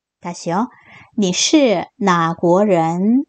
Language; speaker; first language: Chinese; non-native, fluent; Korean